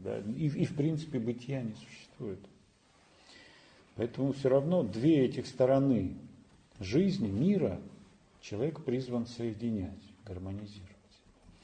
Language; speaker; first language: Russian; native; Russian